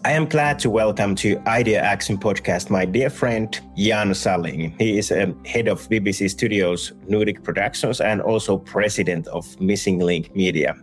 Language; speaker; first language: English; non-native, fluent; Finnish